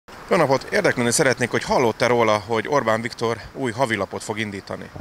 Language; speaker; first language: Hungarian; native; Hungarian